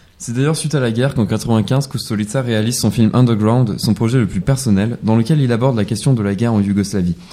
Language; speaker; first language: French; native; French